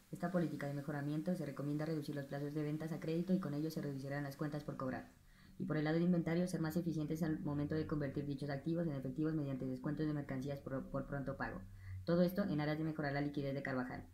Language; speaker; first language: Spanish; native; Spanish